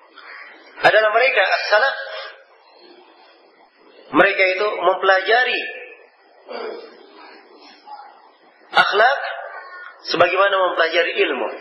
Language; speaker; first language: Indonesian; native; Indonesian